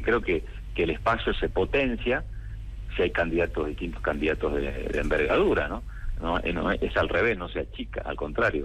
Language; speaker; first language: Spanish; native; Spanish